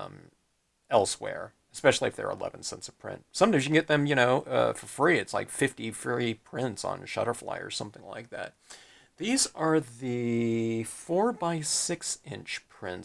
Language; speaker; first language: English; native; English